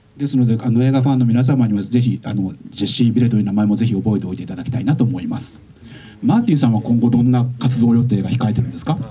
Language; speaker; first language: Japanese; native; Japanese